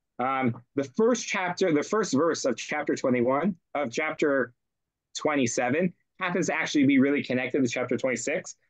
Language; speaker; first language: English; native; English